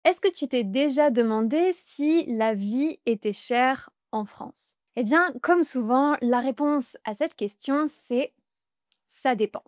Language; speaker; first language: French; native; French